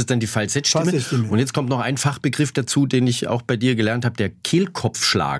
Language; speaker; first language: German; native; German